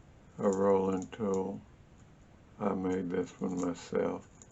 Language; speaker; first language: English; native; English